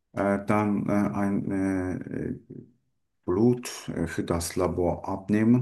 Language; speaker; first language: German; non-native, learner; Turkish